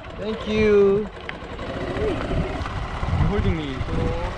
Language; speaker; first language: English; non-native, learner; Korean